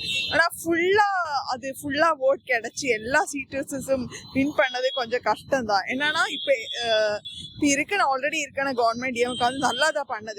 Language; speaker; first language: Tamil; non-native, local second language; Malayalam